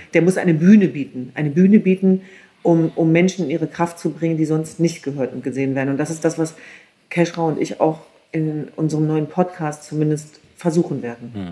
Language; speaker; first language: German; early bilingual, other home language; Kurdish